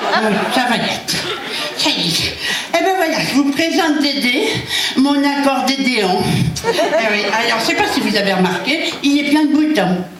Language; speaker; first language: French; native; French